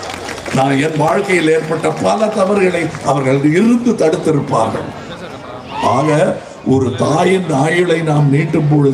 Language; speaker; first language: Tamil; native; Tamil